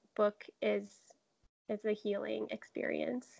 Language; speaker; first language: English; native; English